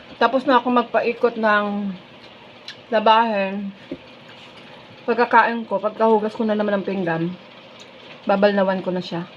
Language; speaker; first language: Filipino; non-native, local second language; Bikol